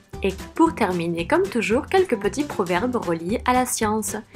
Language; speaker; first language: French; native; French